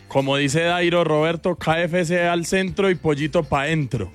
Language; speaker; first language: Spanish; native; Spanish